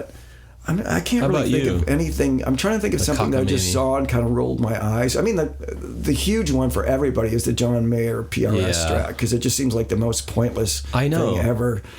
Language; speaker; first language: English; native; English